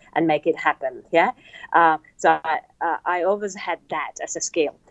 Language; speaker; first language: English; non-native, fluent; Czech